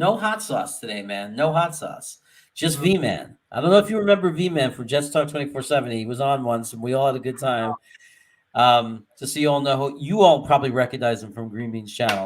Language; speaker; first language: English; native; English